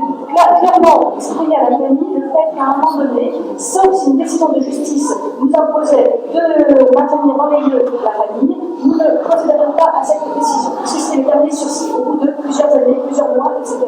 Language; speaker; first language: French; native; French